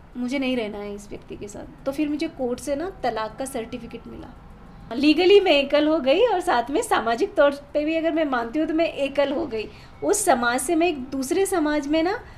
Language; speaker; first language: Hindi; native; Hindi